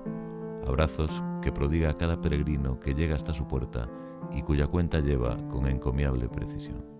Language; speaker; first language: Spanish; native; Spanish